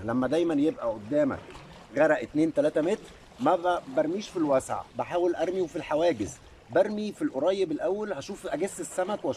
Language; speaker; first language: Arabic; native; Arabic